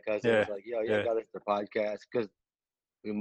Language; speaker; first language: English; non-native, local second language; Filipino